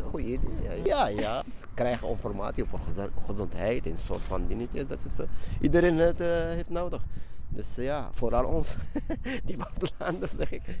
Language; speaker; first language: Dutch; non-native, learner; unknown